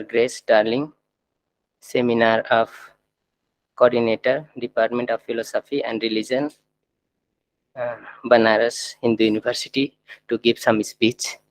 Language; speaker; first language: English; non-native, fluent; Thai